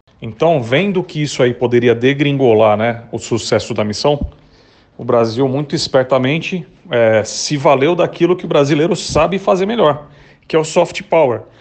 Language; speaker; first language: Portuguese; native; Portuguese